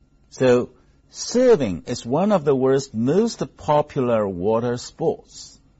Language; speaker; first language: English; non-native, fluent; Chinese